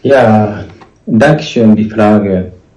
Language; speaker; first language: German; non-native, learner; Japanese